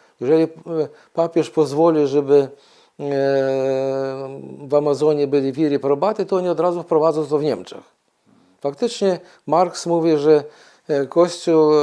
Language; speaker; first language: Polish; non-native, fluent; Ukrainian